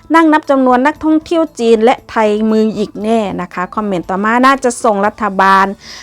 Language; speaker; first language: Thai; native; Thai